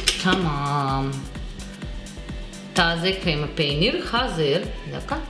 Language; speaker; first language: Turkish; non-native, learner; Russian